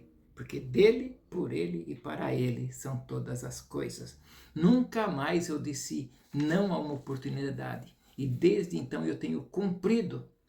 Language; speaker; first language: Portuguese; native; Portuguese